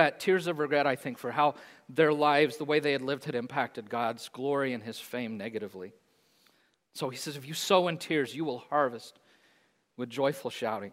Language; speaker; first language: English; native; English